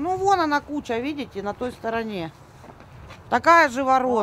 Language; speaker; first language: Russian; native; Russian